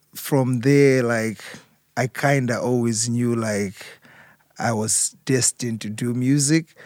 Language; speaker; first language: English; non-native, local second language; Shona